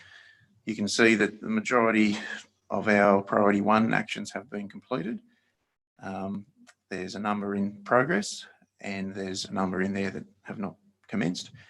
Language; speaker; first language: English; native; English